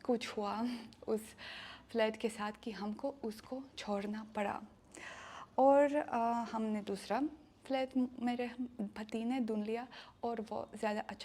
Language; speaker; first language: Hindi; non-native, learner; Russian